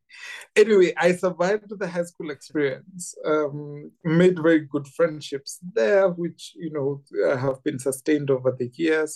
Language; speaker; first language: English; non-native, local second language; Kikuyu